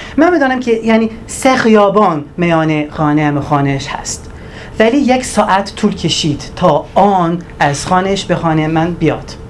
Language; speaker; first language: Persian; non-native, learner; Turkish